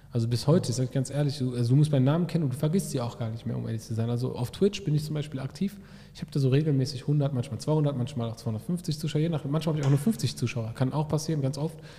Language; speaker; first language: German; early bilingual, other home language; Arabic